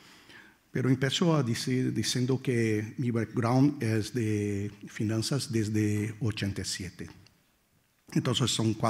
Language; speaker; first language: Spanish; non-native, fluent; Portuguese